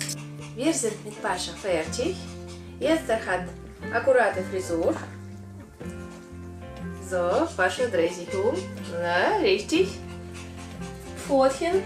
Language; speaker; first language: German; non-native, learner; Russian